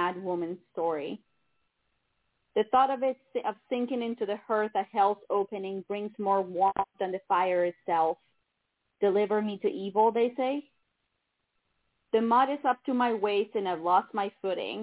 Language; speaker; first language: English; non-native, fluent; Spanish